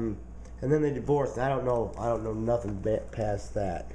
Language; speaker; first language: English; native; English